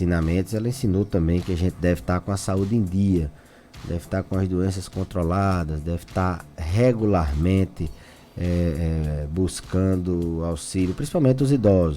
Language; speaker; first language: Portuguese; native; Portuguese